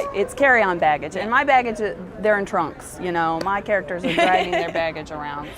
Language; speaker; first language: English; native; English